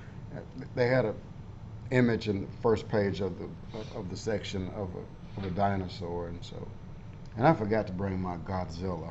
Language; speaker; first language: English; native; English